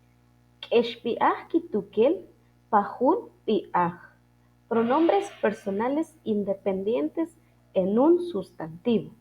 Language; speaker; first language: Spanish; non-native, local second language; Kʼicheʼ